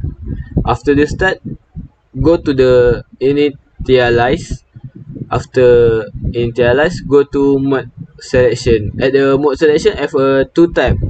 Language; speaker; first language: English; non-native, local second language; Malay